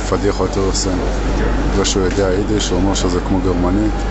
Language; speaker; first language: Hebrew; native; Hebrew